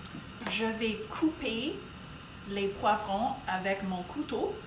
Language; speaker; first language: French; non-native, local second language; English